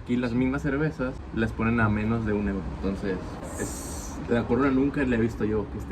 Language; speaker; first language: Spanish; native; Spanish